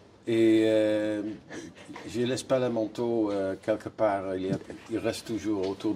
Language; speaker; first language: French; non-native, fluent; Dutch